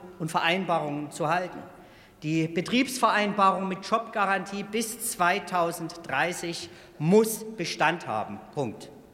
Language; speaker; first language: German; native; German